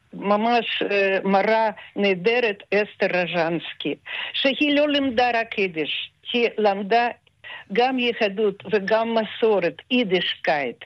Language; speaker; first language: Hebrew; non-native, fluent; Russian